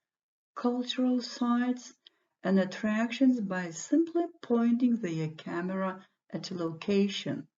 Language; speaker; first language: English; non-native, fluent; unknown